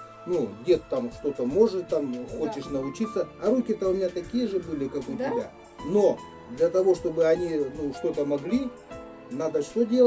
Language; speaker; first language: Russian; native; Russian